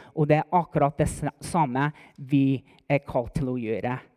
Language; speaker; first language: Norwegian; non-native, fluent; English